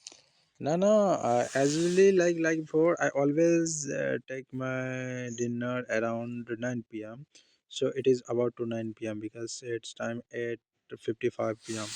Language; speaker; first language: English; non-native, learner; Hindi